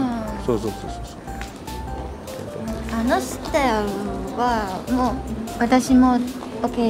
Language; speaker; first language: Japanese; non-native, learner; Chinese